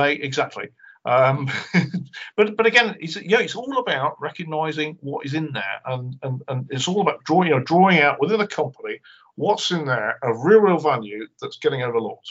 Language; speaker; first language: English; native; English